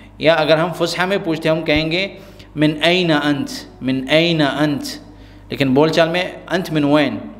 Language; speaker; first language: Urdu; non-native, local second language; Pashto